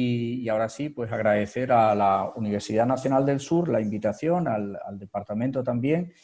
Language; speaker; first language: Spanish; native; Spanish